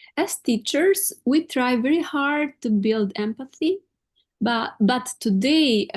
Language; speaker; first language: English; non-native, fluent; Albanian